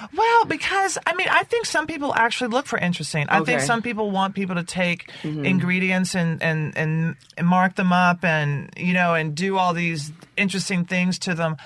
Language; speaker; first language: English; native; English